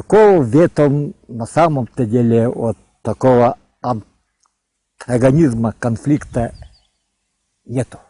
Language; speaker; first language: Russian; non-native, local second language; Yakut